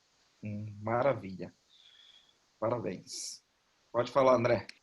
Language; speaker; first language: Portuguese; native; Portuguese